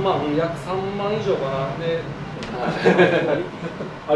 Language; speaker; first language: Japanese; native; Japanese